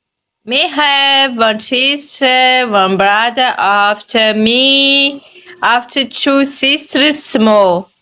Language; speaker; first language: English; non-native, learner; Tajik